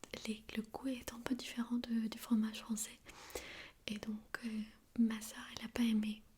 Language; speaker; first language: French; non-native, fluent; Armenian